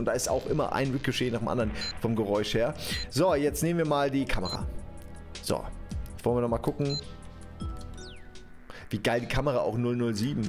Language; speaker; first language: German; native; German